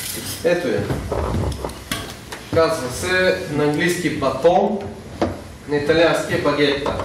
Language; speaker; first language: Bulgarian; native; Bulgarian